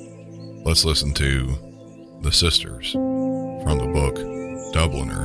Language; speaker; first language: English; native; English